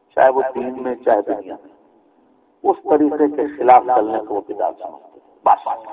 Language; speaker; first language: Urdu; non-native, local second language; Punjabi